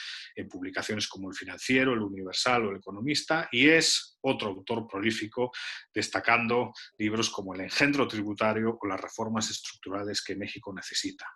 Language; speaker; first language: Spanish; native; Spanish